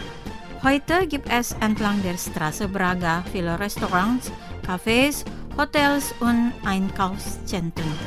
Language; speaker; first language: German; non-native, fluent; Indonesian